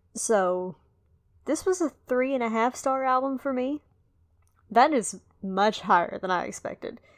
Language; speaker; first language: English; native; English